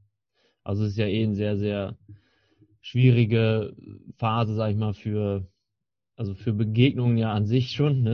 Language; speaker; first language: German; native; German